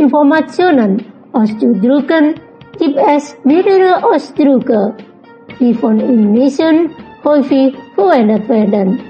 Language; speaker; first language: German; non-native, fluent; Indonesian